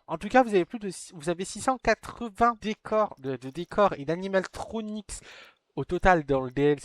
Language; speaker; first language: French; native; French